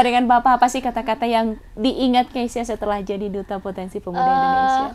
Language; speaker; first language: Indonesian; native; Indonesian